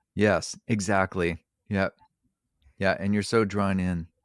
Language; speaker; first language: English; native; English